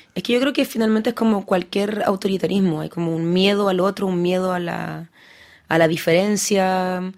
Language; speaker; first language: Spanish; early bilingual, heritage; French